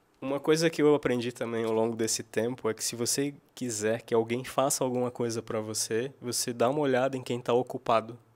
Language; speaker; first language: Portuguese; native; Portuguese